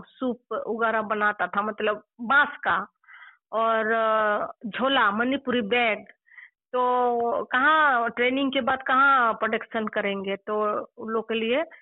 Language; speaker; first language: Hindi; non-native, local second language; Santali